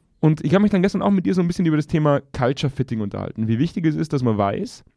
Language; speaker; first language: German; native; German